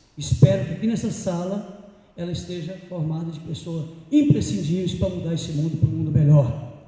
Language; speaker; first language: Portuguese; native; Portuguese